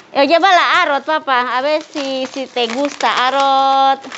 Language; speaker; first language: Spanish; non-native, learner; Indonesian